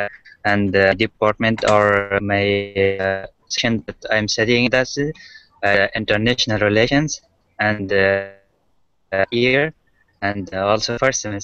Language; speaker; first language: English; non-native, learner; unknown